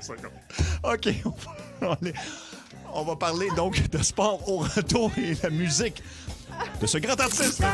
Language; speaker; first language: French; native; French